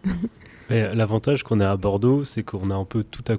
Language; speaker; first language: French; native; French